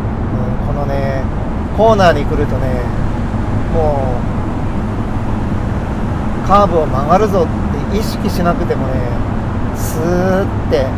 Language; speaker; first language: Japanese; native; Japanese